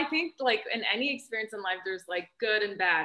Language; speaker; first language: English; early bilingual, other home language; Romanian